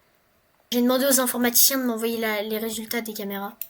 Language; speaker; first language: French; native; French